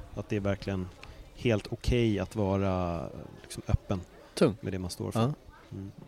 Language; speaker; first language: Swedish; native; Swedish